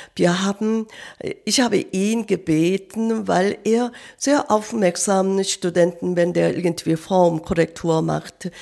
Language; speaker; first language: German; non-native, fluent; Korean